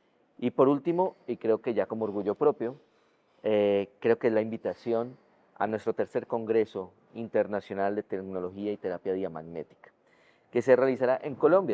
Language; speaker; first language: Spanish; native; Spanish